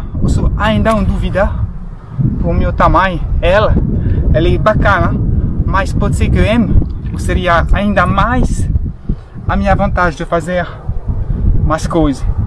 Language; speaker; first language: Portuguese; non-native, learner; French